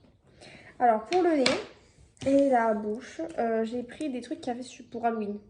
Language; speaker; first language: French; native; French